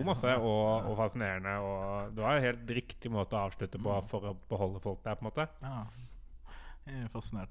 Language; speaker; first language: Norwegian; native; Norwegian